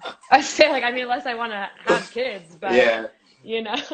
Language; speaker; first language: English; native; English